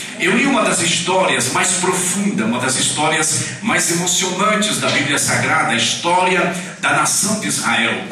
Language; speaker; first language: Portuguese; native; Portuguese